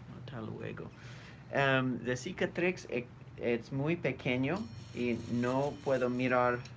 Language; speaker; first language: Spanish; non-native, learner; English